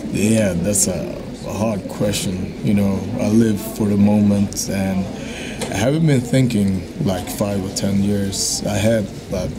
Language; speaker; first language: English; non-native, fluent; Swedish